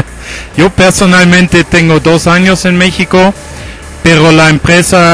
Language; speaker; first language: Spanish; non-native, fluent; German